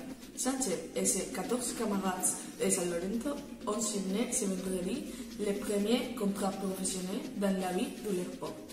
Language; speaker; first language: French; non-native, learner; Spanish